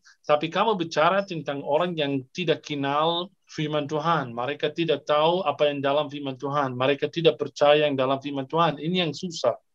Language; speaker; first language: Indonesian; non-native, fluent; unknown